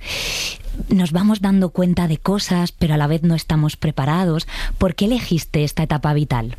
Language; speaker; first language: Spanish; native; Spanish